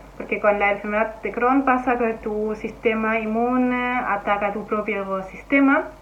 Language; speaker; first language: Spanish; non-native, fluent; German